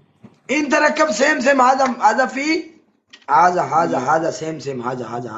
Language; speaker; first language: Arabic; non-native, learner; Punjabi